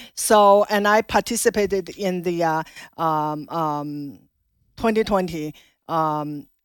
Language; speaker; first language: English; non-native, fluent; Chinese